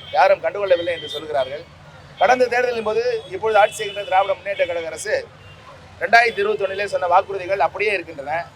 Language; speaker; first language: Tamil; native; Tamil